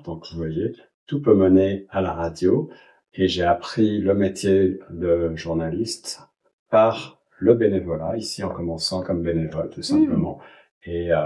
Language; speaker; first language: French; native; French